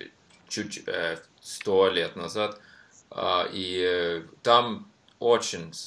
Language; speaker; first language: Russian; non-native, learner; Norwegian